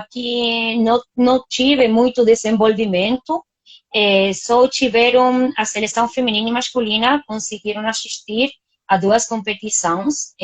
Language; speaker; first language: Portuguese; non-native, fluent; Spanish